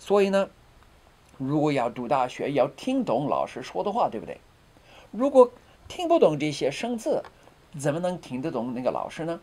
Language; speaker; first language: Chinese; non-native, fluent; English